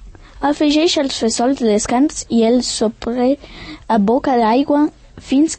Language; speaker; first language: Catalan; early bilingual, other home language; Portuguese